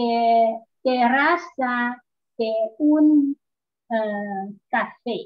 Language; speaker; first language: Spanish; non-native, learner; Chinese